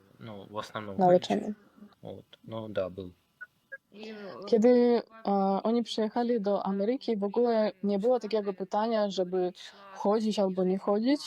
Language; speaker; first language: Polish; non-native, fluent; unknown